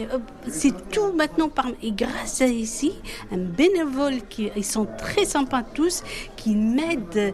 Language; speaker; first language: French; non-native, fluent; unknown